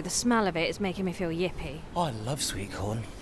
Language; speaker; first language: English; native; English